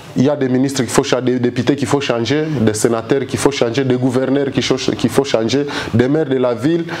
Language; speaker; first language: French; non-native, local second language; Swahili